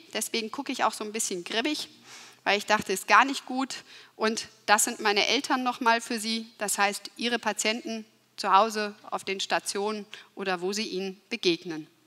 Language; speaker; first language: German; early bilingual, other home language; Turkish